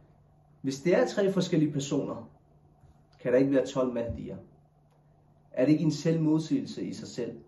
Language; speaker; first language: Danish; non-native, local second language; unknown